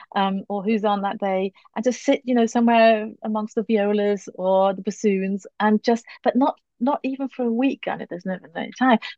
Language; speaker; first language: English; native; English